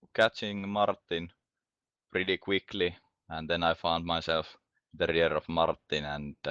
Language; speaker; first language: English; non-native, fluent; Finnish